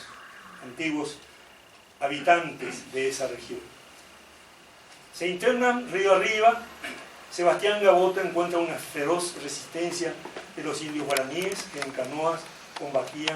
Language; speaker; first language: Spanish; native; Spanish